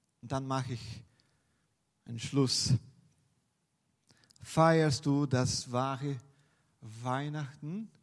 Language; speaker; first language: German; non-native, fluent; Portuguese